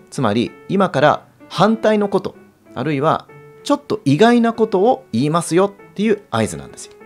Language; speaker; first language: Japanese; native; Japanese